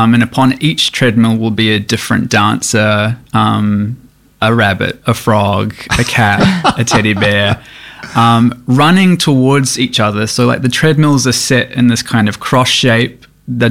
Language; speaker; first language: English; native; English